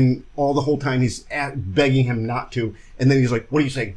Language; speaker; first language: English; native; English